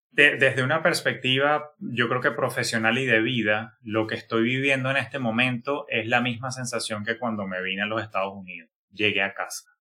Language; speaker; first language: Spanish; native; Spanish